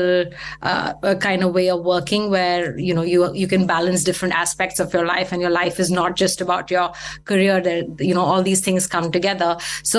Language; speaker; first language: English; non-native, local second language; Hindi